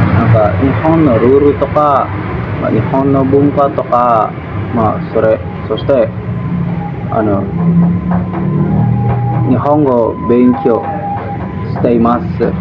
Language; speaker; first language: Japanese; non-native, learner; Indonesian